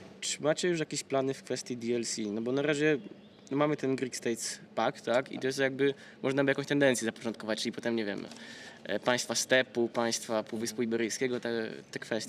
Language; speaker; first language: Polish; native; Polish